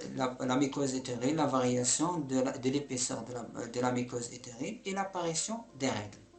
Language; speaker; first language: French; non-native, local second language; Arabic